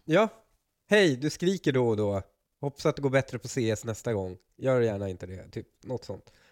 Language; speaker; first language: Swedish; early bilingual, other home language; Persian